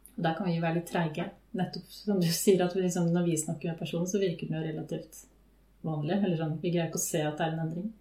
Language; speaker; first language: Norwegian; native; Norwegian